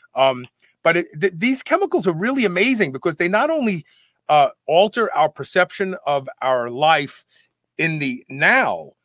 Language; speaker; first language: English; native; English